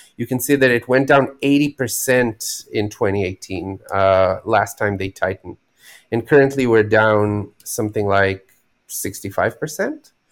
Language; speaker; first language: English; non-native, fluent; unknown